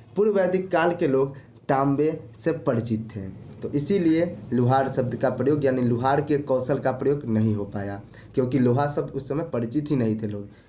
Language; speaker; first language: Hindi; native; Hindi